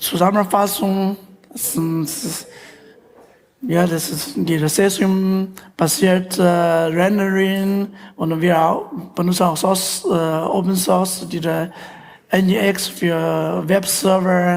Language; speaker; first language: German; non-native, learner; Chinese